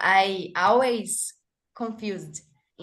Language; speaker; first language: English; non-native, learner; Portuguese